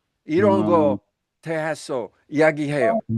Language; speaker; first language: Korean; non-native, learner; English